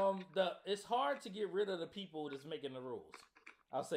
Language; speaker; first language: English; native; English